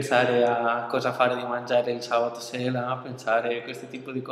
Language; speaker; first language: Italian; non-native, fluent; Spanish